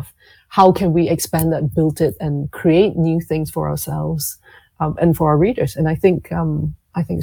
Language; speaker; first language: English; non-native, local second language; Cantonese